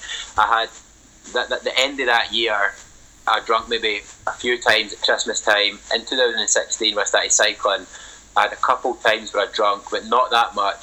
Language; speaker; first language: English; native; English